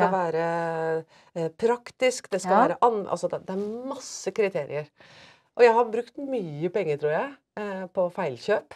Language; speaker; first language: Norwegian; native; Norwegian